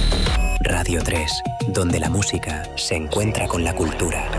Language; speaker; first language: Spanish; native; Spanish